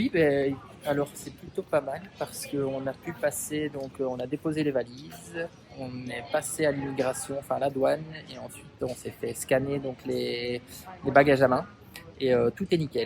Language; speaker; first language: French; native; French